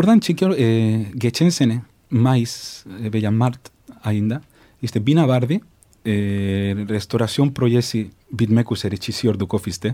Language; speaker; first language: Turkish; non-native, fluent; Spanish